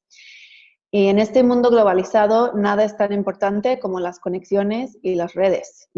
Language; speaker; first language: Spanish; non-native, fluent; English